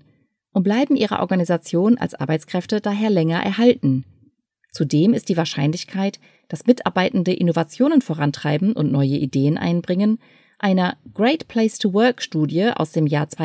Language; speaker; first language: German; native; German